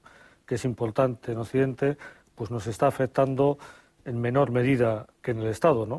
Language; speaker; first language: Spanish; native; Spanish